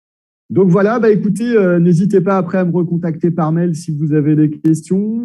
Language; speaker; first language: French; native; French